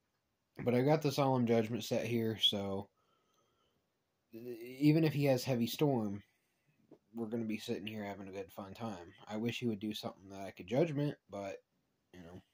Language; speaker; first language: English; native; English